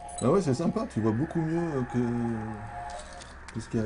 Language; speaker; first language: French; native; French